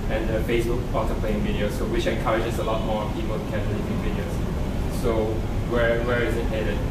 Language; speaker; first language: English; native; English